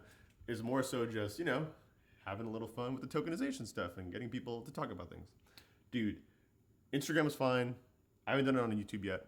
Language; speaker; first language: English; native; English